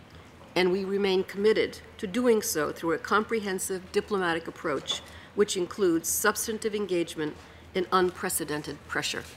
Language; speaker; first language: English; native; English